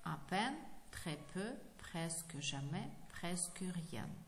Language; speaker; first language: French; non-native, fluent; Ukrainian